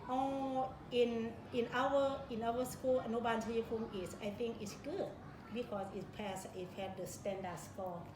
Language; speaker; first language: English; non-native, learner; Thai